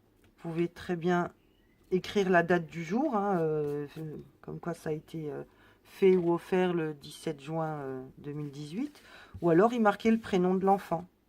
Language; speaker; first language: French; native; French